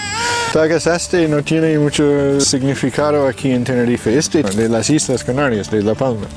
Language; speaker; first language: Spanish; non-native, fluent; English